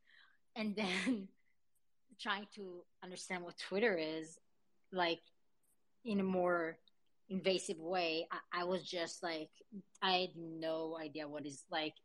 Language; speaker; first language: English; early bilingual, other home language; Hebrew